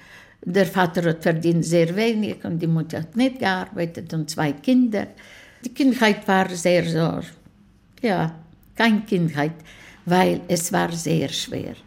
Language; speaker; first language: German; non-native, fluent; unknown